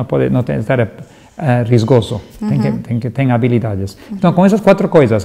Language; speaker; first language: Portuguese; non-native, fluent; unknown